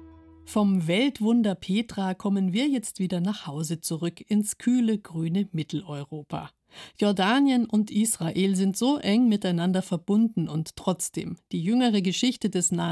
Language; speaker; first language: German; native; German